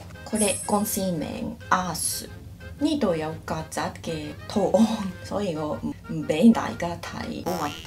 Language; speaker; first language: Cantonese; non-native, fluent; Japanese